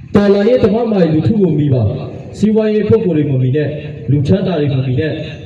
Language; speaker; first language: Burmese; non-native, local second language; Western Kayah